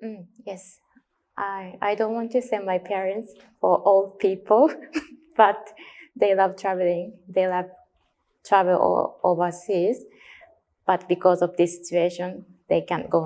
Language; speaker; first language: English; non-native, learner; Japanese